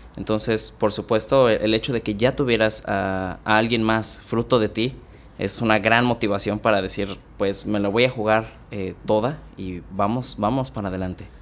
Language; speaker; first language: Spanish; native; Spanish